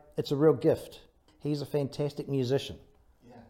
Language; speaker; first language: English; native; English